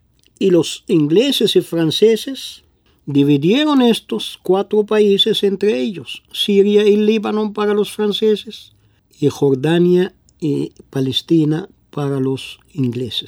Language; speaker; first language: Spanish; non-native, fluent; Arabic